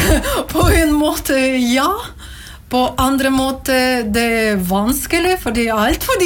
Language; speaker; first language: Norwegian; non-native, learner; Latvian